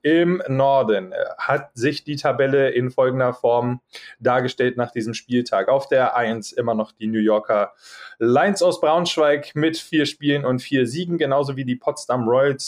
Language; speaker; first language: German; native; German